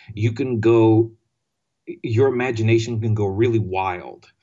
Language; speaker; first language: English; non-native, fluent; Greek